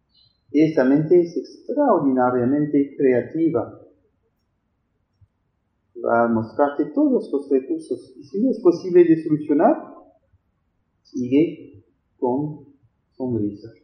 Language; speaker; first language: Spanish; non-native, fluent; French